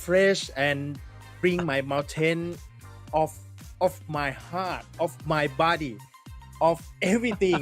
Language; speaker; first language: English; non-native, learner; Thai